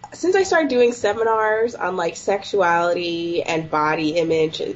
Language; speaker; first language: English; native; English